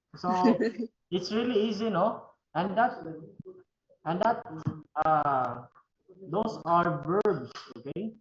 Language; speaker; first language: English; non-native, fluent; Filipino